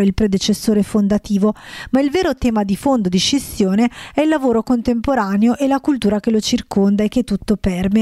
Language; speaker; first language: Italian; native; Italian